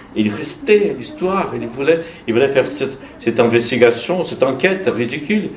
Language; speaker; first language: French; non-native, learner; Portuguese